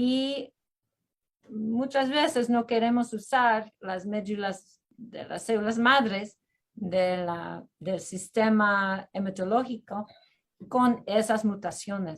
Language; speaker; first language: Spanish; early bilingual, heritage; Spanish